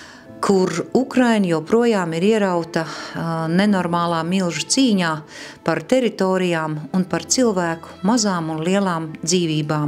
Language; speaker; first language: Latvian; native; Latvian